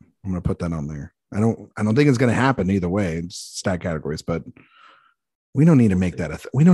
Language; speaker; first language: English; native; English